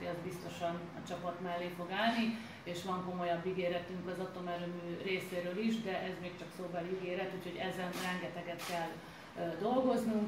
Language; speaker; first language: Hungarian; native; Hungarian